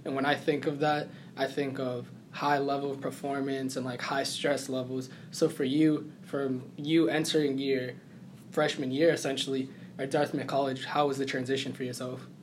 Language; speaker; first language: English; native; English